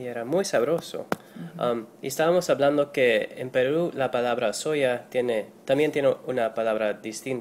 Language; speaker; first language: Spanish; non-native, learner; English